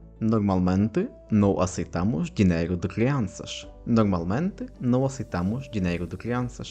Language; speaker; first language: Portuguese; non-native, fluent; Ukrainian